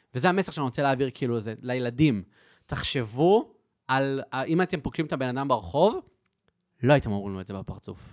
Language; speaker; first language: Hebrew; native; Hebrew